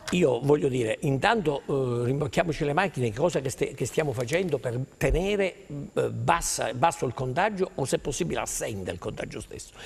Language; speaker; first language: Italian; native; Italian